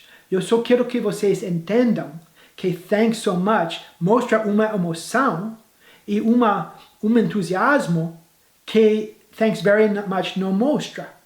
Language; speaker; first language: Portuguese; non-native, fluent; English